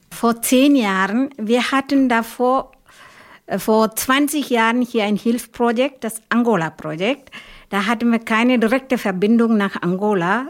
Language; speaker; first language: German; non-native, fluent; Malayalam